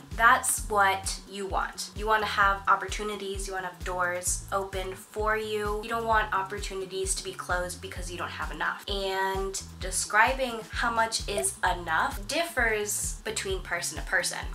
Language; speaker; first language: English; native; English